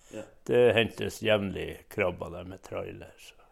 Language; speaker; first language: Norwegian; native; Norwegian